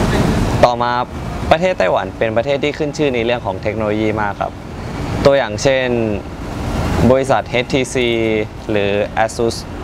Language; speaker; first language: Thai; native; Thai